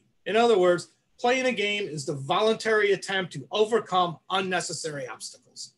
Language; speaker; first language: English; native; English